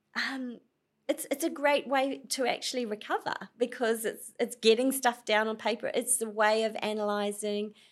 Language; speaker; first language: English; native; English